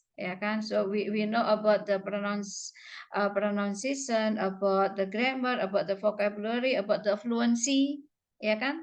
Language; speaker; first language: English; non-native, fluent; Indonesian